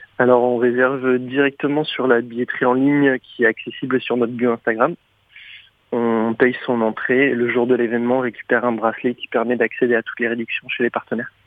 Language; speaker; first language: French; native; French